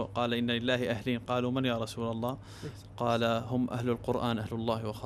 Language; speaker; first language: Arabic; native; Arabic